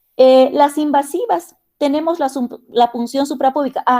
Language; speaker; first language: Spanish; native; Spanish